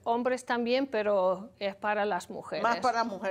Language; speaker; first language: Spanish; non-native, learner; English